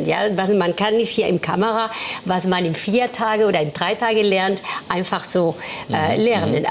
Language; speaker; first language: German; non-native, fluent; Spanish